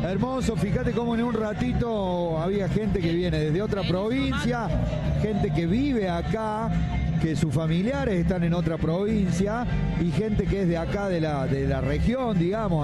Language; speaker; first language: Spanish; native; Spanish